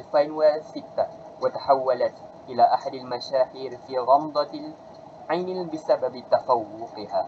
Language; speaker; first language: Arabic; non-native, learner; Malay